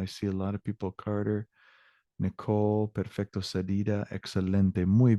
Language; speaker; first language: Spanish; non-native, learner; English